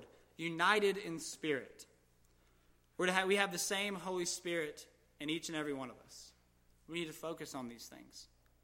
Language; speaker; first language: English; native; English